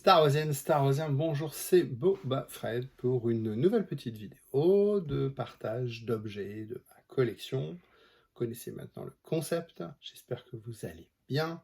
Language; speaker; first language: French; native; French